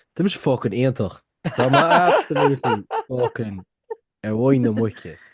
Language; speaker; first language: Irish; native; Irish